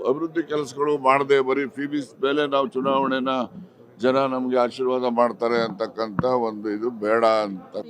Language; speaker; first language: Kannada; native; Kannada